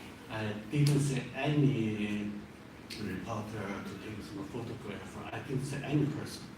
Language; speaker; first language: English; non-native, learner; Chinese